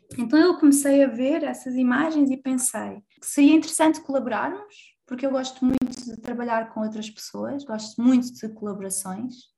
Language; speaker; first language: Portuguese; native; Portuguese